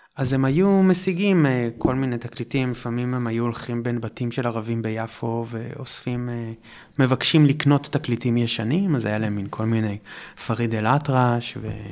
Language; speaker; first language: Hebrew; native; Hebrew